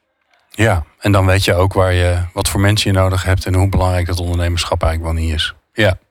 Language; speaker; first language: Dutch; native; Dutch